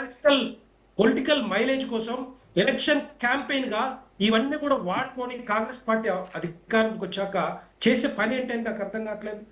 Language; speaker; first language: Telugu; native; Telugu